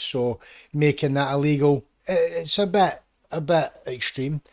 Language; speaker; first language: English; native; English